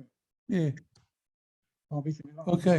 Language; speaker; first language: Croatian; early bilingual, heritage; English